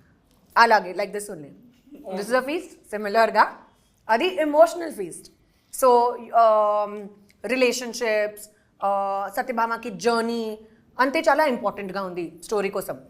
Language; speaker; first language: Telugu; non-native, learner; Hindi